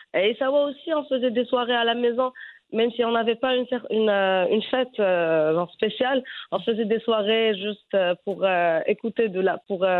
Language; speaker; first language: French; non-native, local second language; Arabic